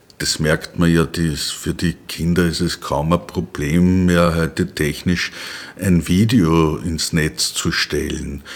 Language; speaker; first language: German; native; German